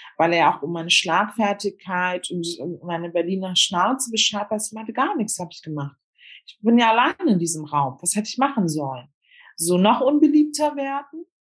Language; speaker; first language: German; early bilingual, other home language; Turkish